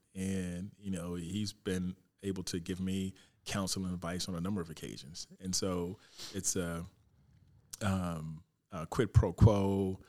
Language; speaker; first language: English; native; English